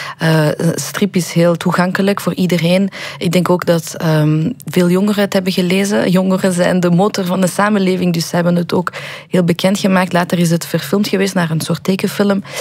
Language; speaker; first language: Dutch; early bilingual, other home language; Persian